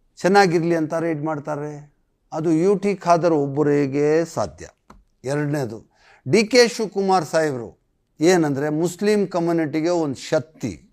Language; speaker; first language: Kannada; non-native, local second language; Urdu